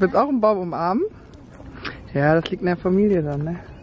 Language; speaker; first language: German; native; German